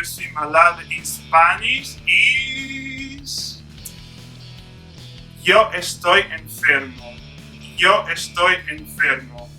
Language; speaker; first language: Spanish; non-native, fluent; Portuguese